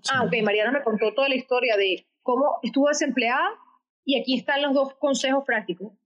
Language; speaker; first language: Spanish; native; Spanish